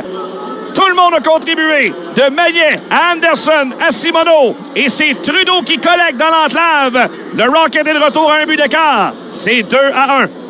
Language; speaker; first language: French; native; French